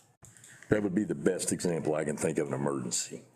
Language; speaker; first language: English; native; English